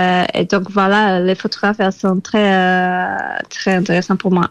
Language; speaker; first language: French; non-native, fluent; Portuguese